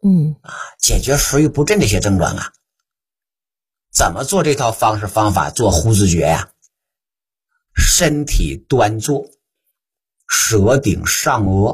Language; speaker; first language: Chinese; native; Chinese